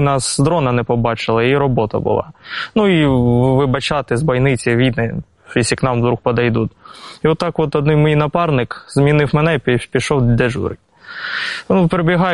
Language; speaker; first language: Ukrainian; native; Ukrainian